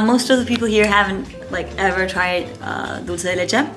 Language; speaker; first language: English; non-native, fluent; Spanish